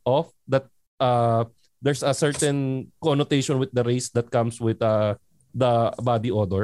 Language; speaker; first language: English; non-native, local second language; Filipino